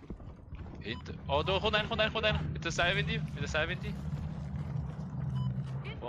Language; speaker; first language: German; native; German